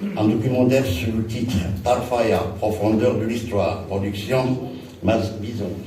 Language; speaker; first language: French; non-native, local second language; Arabic